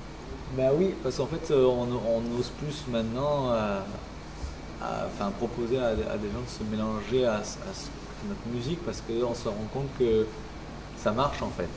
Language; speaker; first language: French; native; French